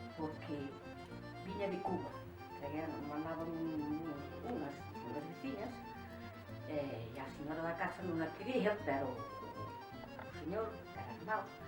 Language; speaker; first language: Galician; native; Galician